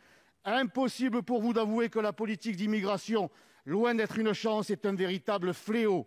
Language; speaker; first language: French; native; French